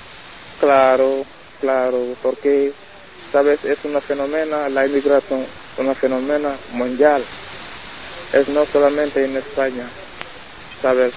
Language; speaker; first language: Spanish; non-native, learner; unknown